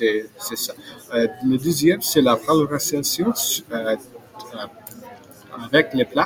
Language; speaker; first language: French; non-native, learner; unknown